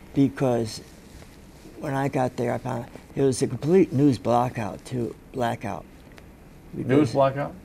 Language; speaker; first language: English; native; English